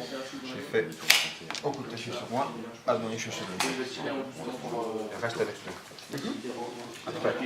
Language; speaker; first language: French; non-native, learner; Italian